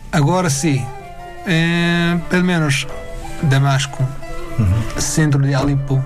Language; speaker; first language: Portuguese; non-native, learner; Arabic